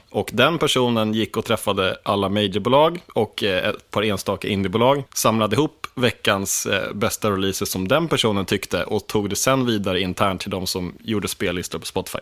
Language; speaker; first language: Swedish; native; Swedish